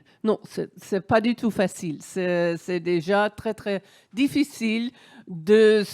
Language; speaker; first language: French; non-native, fluent; Dutch